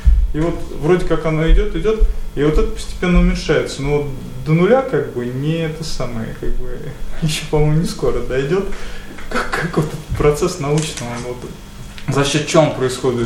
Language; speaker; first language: Russian; native; Russian